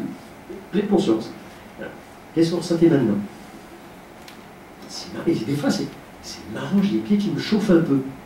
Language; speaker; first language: French; native; French